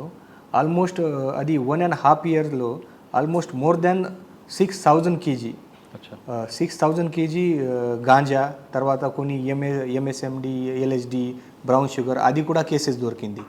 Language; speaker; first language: Telugu; non-native, fluent; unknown